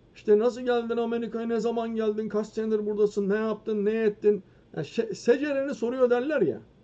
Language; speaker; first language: Turkish; native; Turkish